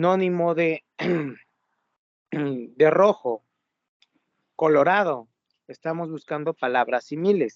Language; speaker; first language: Spanish; native; Spanish